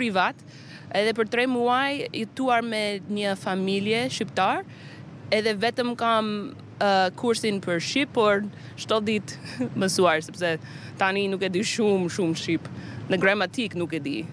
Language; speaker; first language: Albanian; non-native, learner; English